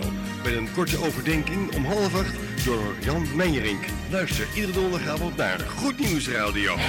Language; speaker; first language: Dutch; native; Dutch